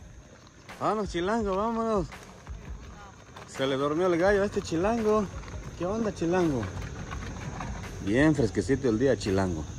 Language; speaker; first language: Spanish; native; Spanish